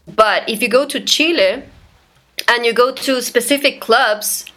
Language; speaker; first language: English; non-native, fluent; Spanish